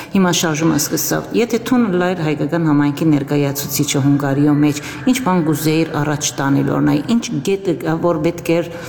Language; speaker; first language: Armenian; early bilingual, heritage; Armenian